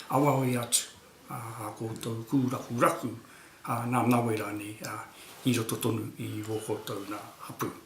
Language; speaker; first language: Māori; native; Māori